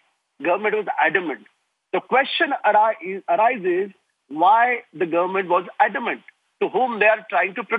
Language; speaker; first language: English; non-native, local second language; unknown